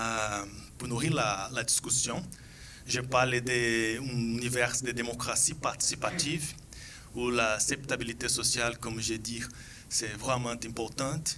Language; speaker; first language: French; non-native, fluent; Portuguese